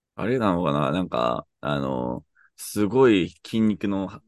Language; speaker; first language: Japanese; non-native, fluent; English